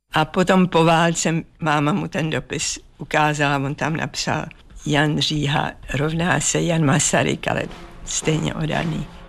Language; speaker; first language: Czech; native; Czech